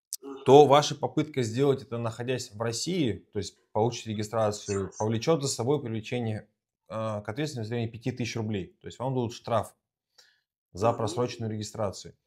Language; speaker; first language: Russian; native; Russian